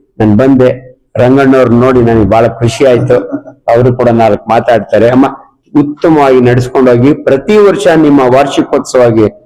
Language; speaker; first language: Kannada; native; Kannada